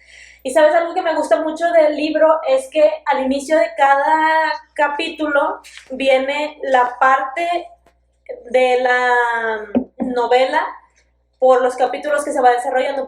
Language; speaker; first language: Spanish; native; Spanish